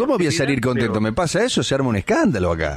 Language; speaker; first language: Spanish; native; Spanish